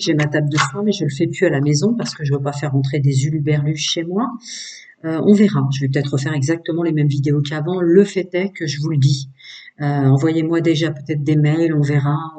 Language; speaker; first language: French; native; French